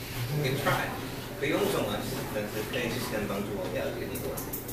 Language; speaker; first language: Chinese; non-native, learner; English